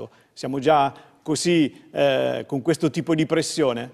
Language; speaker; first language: Italian; native; Italian